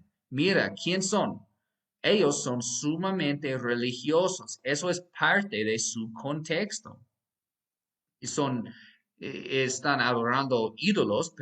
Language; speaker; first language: Spanish; non-native, fluent; English